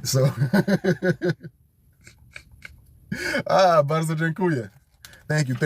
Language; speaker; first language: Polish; non-native, learner; English